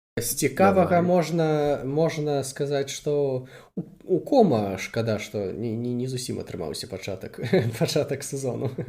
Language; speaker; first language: Belarusian; non-native, local second language; Russian